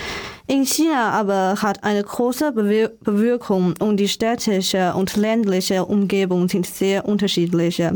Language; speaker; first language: German; non-native, learner; Chinese